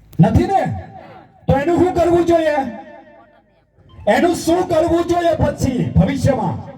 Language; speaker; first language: Gujarati; non-native, local second language; Rathawi